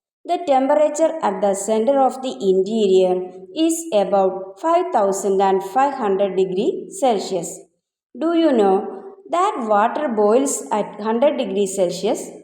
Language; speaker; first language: English; non-native, local second language; Malayalam